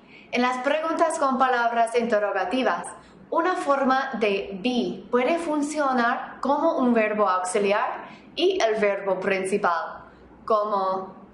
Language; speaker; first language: Spanish; non-native, fluent; English